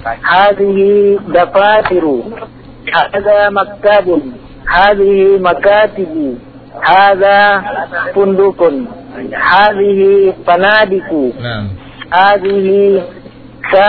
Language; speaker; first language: Arabic; non-native, learner; Indonesian